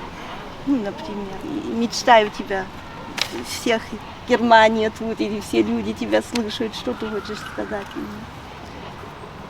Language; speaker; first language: Russian; early bilingual, heritage; Russian